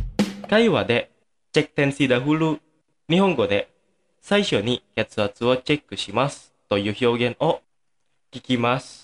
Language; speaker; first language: Japanese; non-native, fluent; Indonesian